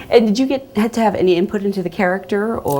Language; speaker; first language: English; native; English